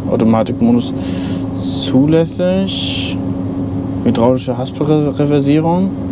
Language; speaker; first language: German; native; German